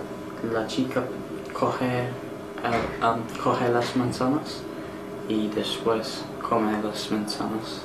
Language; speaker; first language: Spanish; non-native, learner; English